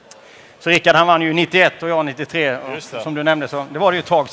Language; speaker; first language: Swedish; native; Swedish